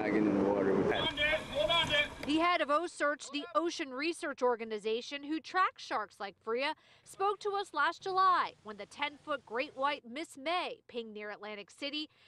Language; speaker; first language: English; native; English